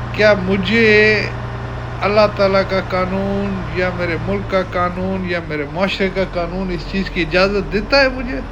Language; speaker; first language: Urdu; non-native, local second language; Sindhi